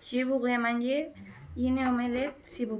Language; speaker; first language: French; non-native, learner; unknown